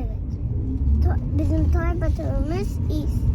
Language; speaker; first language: Turkish; early bilingual, heritage; Turkish